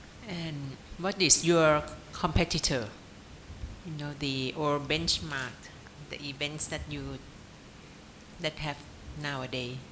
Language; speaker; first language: English; non-native, learner; Thai